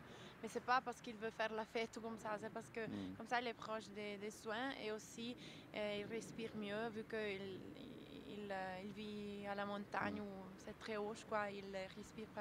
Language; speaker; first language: French; non-native, local second language; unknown